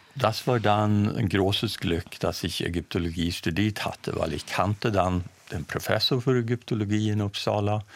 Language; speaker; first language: German; non-native, fluent; Swedish